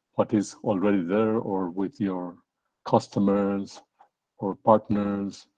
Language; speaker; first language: English; non-native, fluent; Spanish